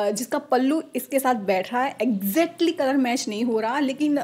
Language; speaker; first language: Hindi; non-native, local second language; Gujarati